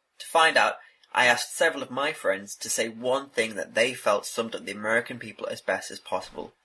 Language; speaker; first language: English; native; English